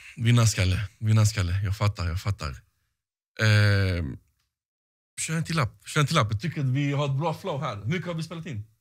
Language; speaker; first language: Swedish; early bilingual, other home language; Arabic